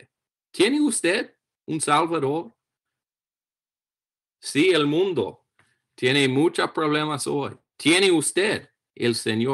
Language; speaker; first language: Spanish; non-native, learner; English